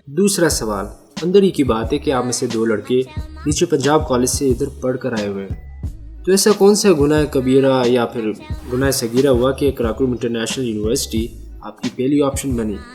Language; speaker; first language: Urdu; non-native, local second language; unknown